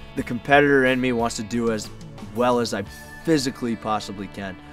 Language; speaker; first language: English; native; English